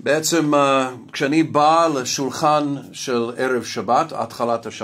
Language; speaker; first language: Hebrew; non-native, fluent; English